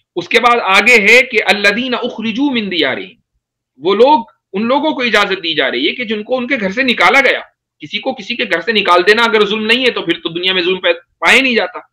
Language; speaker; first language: Urdu; native; Urdu